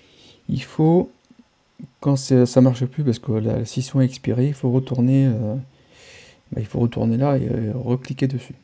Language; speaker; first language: French; native; French